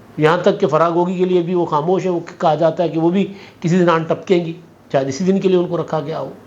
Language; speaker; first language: Urdu; non-native, local second language; Sindhi